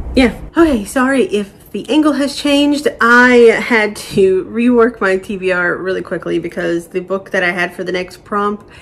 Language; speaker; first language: English; native; English